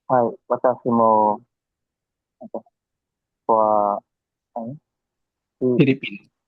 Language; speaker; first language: Japanese; non-native, fluent; Filipino